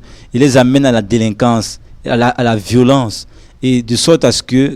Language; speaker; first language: French; non-native, local second language; Lingala